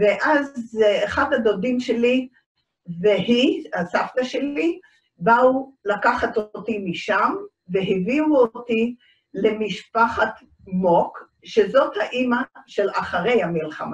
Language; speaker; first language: Hebrew; early bilingual, other home language; Dutch